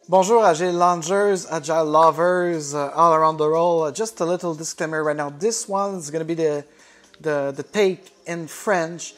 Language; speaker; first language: English; non-native, fluent; French